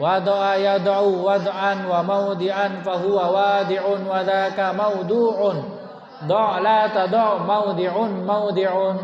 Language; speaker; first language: Arabic; non-native, fluent; Indonesian